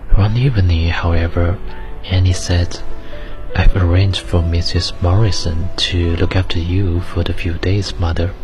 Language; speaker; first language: English; non-native, fluent; Chinese